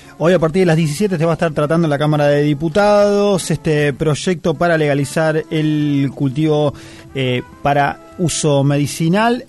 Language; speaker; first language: Spanish; native; Spanish